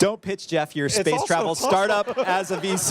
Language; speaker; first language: English; native; English